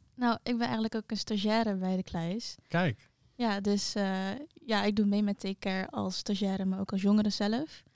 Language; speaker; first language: Dutch; native; Dutch